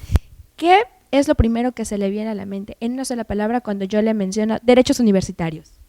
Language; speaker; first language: Spanish; native; Spanish